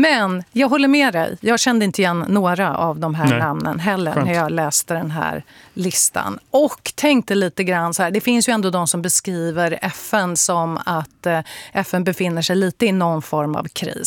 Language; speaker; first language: Swedish; native; Swedish